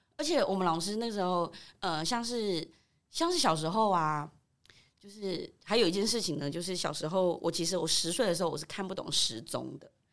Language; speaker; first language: Chinese; early bilingual, other home language; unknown